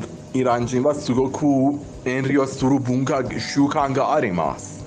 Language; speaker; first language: Japanese; non-native, learner; Persian